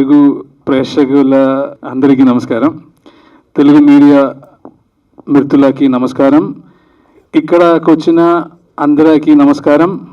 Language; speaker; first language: Telugu; non-native, learner; Malayalam